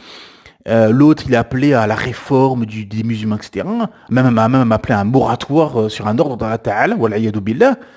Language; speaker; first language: French; native; French